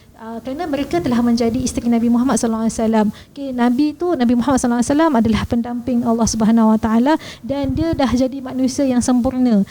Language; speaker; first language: Malay; native; Malay